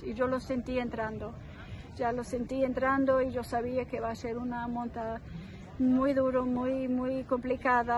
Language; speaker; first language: Spanish; non-native, fluent; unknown